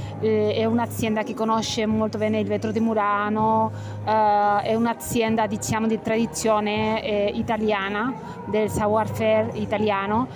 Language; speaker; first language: Italian; non-native, fluent; Spanish